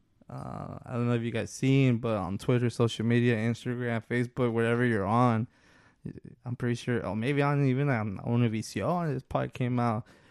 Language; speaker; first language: English; early bilingual, other home language; Spanish